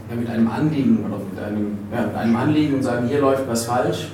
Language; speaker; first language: German; native; German